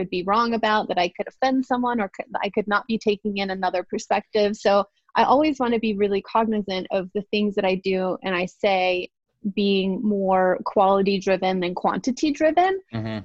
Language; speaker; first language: English; native; English